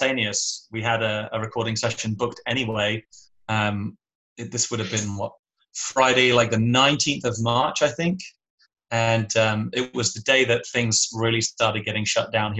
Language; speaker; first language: English; native; English